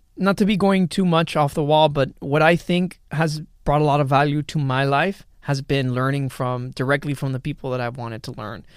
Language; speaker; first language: English; early bilingual, other home language; Spanish